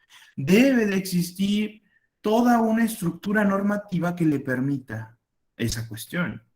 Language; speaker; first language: Spanish; native; Spanish